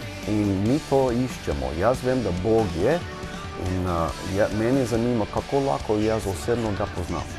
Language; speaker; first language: Slovenian; non-native, learner; English